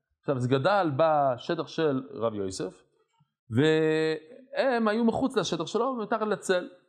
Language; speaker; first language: Hebrew; non-native, fluent; English